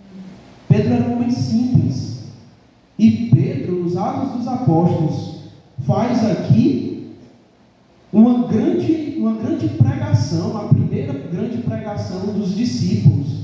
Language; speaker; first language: Portuguese; native; Portuguese